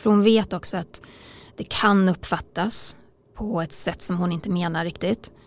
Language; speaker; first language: Swedish; native; Swedish